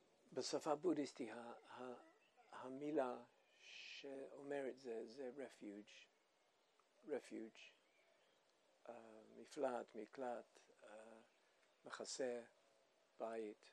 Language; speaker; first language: Hebrew; non-native, fluent; English